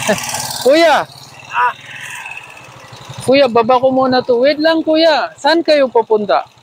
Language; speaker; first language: Filipino; non-native, learner; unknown